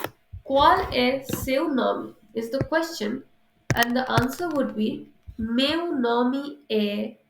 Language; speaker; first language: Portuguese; non-native, fluent; Hindi